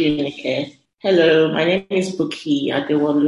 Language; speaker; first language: English; non-native, local second language; Yoruba